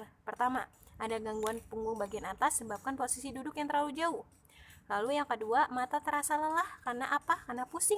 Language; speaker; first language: Indonesian; native; Indonesian